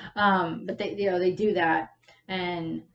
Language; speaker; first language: English; native; English